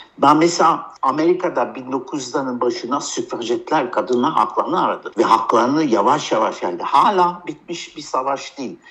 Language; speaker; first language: Turkish; early bilingual, heritage; Turkish